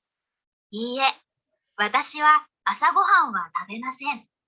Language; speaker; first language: Japanese; non-native, learner; French